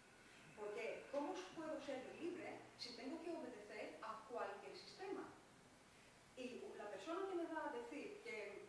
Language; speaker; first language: Spanish; non-native, fluent; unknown